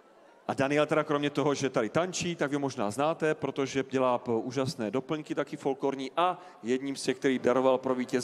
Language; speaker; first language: Czech; native; Czech